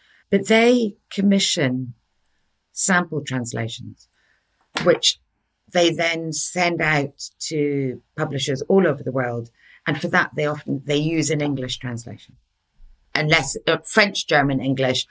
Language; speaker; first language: English; early bilingual, other home language; Norwegian